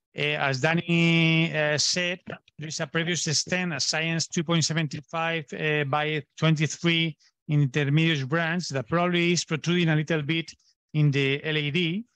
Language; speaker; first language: English; non-native, fluent; Spanish